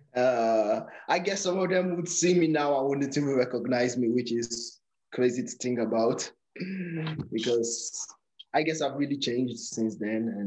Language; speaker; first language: English; non-native, local second language; Yoruba